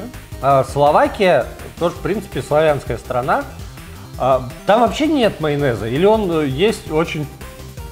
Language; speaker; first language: Russian; native; Russian